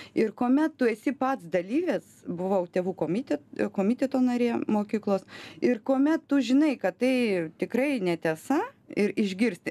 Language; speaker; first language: Lithuanian; non-native, local second language; Russian